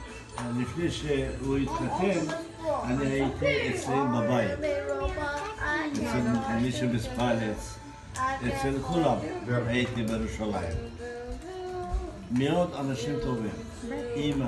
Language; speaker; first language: Hebrew; non-native, fluent; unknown